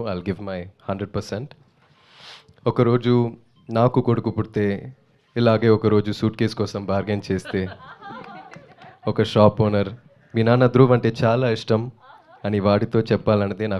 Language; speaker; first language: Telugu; non-native, learner; Tamil